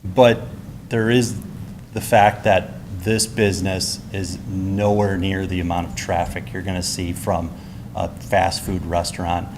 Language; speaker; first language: English; native; English